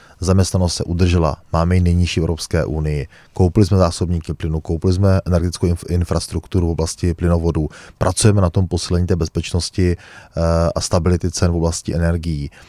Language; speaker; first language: Czech; native; Czech